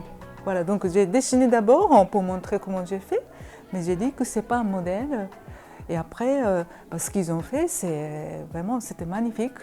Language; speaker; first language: French; non-native, fluent; Japanese